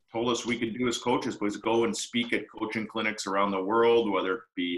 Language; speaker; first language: English; native; English